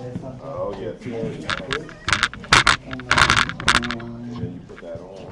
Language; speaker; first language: English; non-native, fluent; Dutch